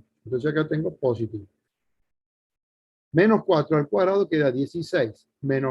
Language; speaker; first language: Spanish; native; Spanish